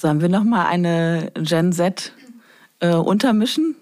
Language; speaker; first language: German; native; German